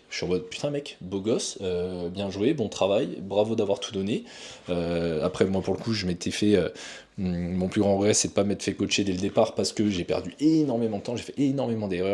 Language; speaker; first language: French; native; French